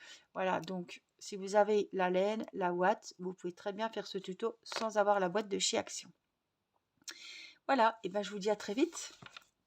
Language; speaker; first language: French; native; French